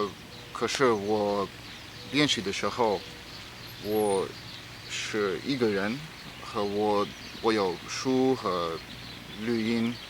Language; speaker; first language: Chinese; non-native, learner; English